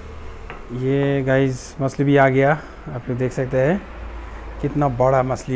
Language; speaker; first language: Hindi; non-native, local second language; Bangla